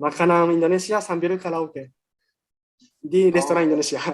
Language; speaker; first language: Indonesian; non-native, fluent; Japanese